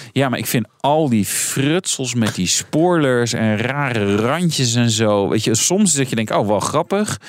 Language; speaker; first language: Dutch; native; Dutch